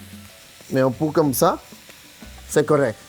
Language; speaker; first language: French; non-native, fluent; Spanish